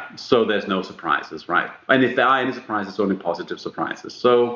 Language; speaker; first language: English; non-native, fluent; Danish